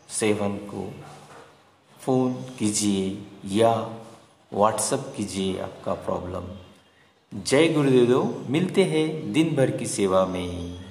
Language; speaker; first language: Hindi; non-native, local second language; Marathi